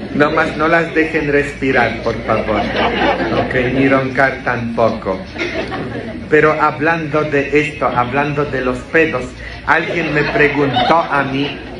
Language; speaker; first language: Spanish; non-native, fluent; Polish